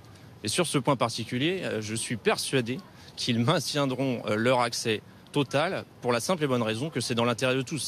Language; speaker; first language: French; native; French